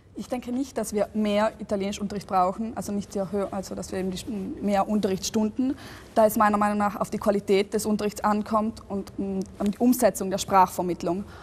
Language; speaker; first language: German; native; German